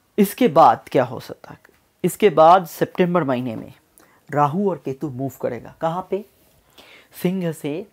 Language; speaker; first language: Hindi; non-native, local second language; Bangla